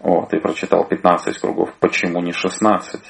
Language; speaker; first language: Russian; native; Russian